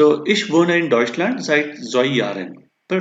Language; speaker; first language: German; non-native, fluent; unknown